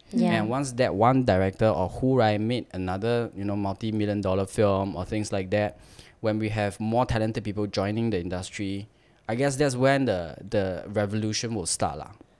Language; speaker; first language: English; non-native, local second language; Chinese